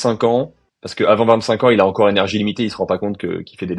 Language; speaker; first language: French; native; French